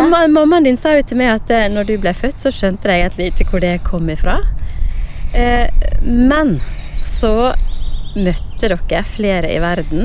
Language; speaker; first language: Norwegian; native; Norwegian